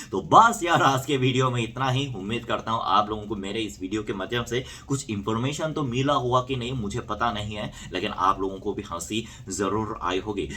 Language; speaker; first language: Hindi; non-native, fluent; Korean